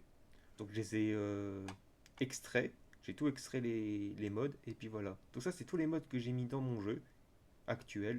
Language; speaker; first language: French; native; French